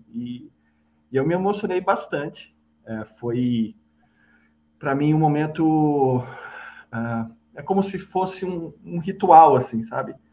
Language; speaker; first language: Portuguese; native; Portuguese